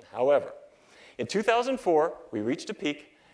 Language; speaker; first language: English; native; English